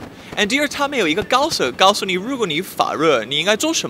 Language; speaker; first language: Chinese; non-native, fluent; English